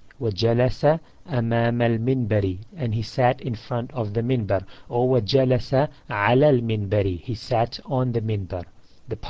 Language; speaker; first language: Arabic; non-native, fluent; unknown